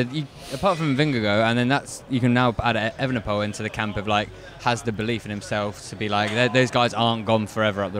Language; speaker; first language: English; native; English